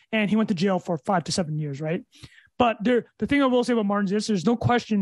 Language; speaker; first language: English; native; English